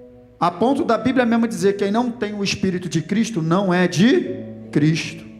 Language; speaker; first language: Portuguese; native; Portuguese